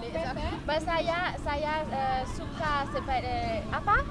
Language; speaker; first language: Indonesian; non-native, learner; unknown